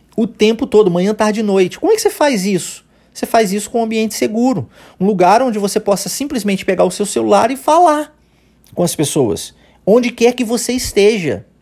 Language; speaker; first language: Portuguese; early bilingual, heritage; Portuguese